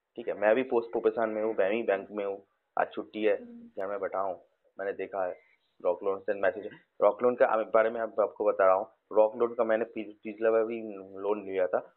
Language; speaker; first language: Hindi; non-native, local second language; Bangla